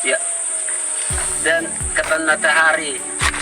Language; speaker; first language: Indonesian; non-native, learner; French